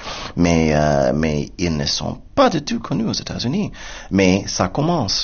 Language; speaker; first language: French; non-native, fluent; English